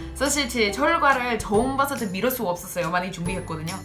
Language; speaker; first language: Korean; non-native, learner; English